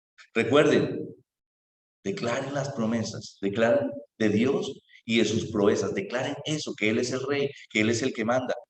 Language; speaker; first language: Spanish; native; Spanish